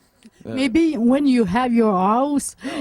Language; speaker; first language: English; non-native, local second language; French